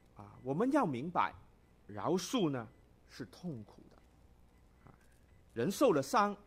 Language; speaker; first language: Chinese; non-native, local second language; Cantonese